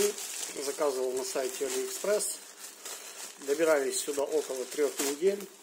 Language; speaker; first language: Russian; native; Russian